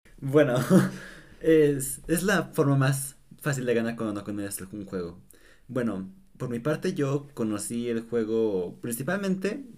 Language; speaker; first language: Spanish; native; Spanish